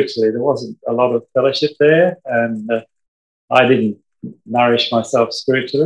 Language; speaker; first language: English; native; English